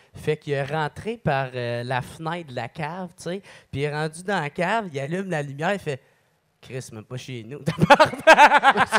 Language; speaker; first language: French; native; French